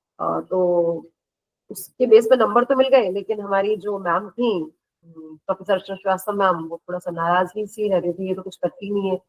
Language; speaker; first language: Hindi; native; Hindi